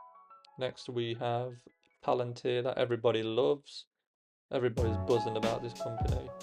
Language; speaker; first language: English; native; English